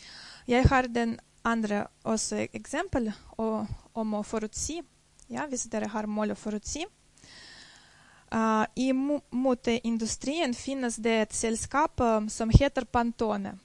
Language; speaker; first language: Norwegian; non-native, fluent; Dutch